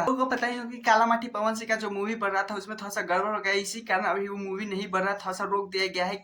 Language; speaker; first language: Hindi; non-native, local second language; Bhojpuri